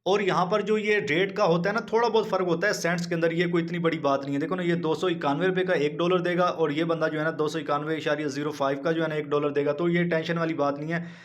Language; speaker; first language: Urdu; non-native, local second language; Punjabi